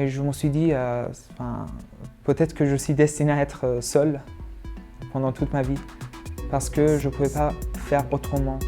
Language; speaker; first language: French; non-native, fluent; Persian